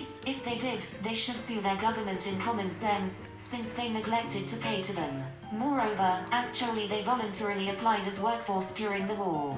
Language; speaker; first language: English; non-native, fluent; Japanese